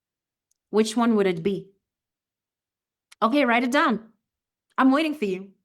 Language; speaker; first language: English; native; English